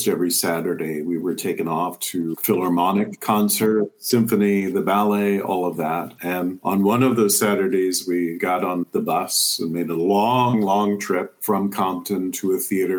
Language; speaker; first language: English; native; English